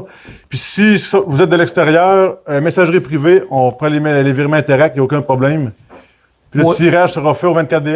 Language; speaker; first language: French; native; French